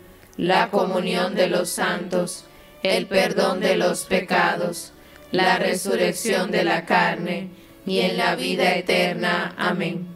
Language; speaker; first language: Spanish; native; Spanish